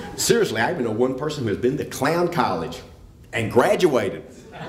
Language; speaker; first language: English; native; English